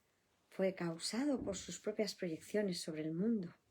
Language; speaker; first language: Spanish; native; Spanish